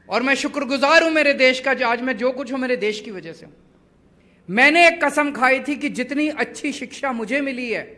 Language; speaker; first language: Hindi; native; Hindi